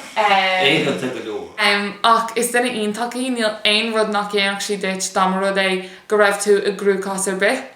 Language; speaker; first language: Irish; non-native, local second language; English